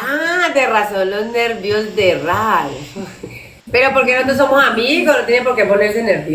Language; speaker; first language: Spanish; native; Spanish